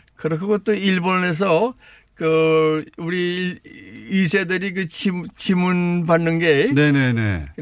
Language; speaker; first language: Korean; native; Korean